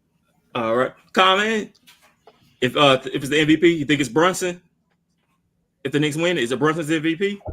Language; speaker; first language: English; native; English